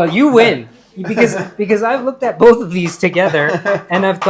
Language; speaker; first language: English; early bilingual, heritage; English